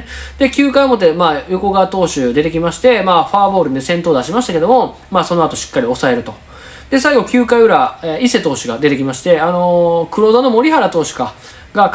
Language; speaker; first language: Japanese; native; Japanese